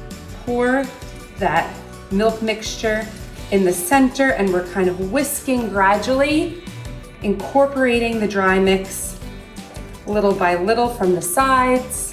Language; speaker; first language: English; native; English